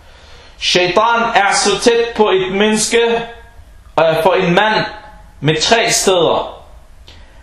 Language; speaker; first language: Danish; non-native, fluent; Arabic